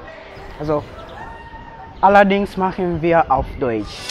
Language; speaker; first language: German; non-native, learner; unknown